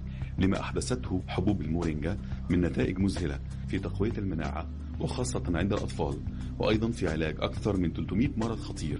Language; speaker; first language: Arabic; native; Arabic